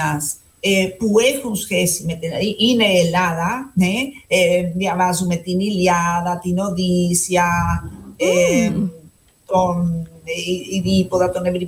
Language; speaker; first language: Greek; non-native, fluent; Spanish